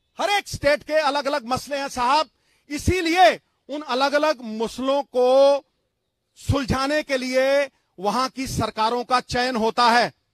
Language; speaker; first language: Hindi; non-native, local second language; Punjabi